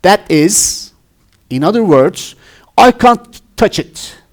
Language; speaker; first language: English; non-native, fluent; Turkish